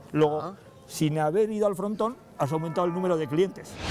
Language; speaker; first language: Spanish; native; Spanish